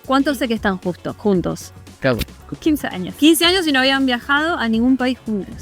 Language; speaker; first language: Spanish; native; Spanish